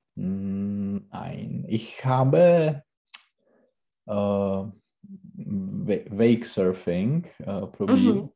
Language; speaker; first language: German; non-native, learner; Czech